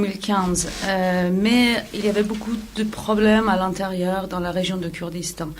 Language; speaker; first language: French; non-native, fluent; Kurdish